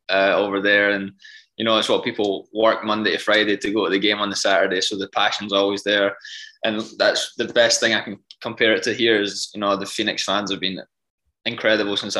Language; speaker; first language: English; native; English